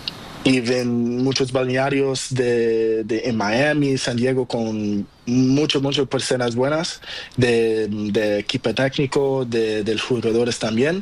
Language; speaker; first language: Spanish; non-native, learner; Portuguese